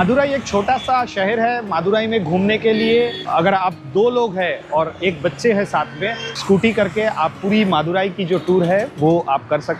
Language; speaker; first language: Hindi; non-native, local second language; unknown